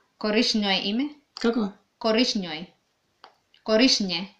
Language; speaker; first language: Serbian; non-native, learner; Swahili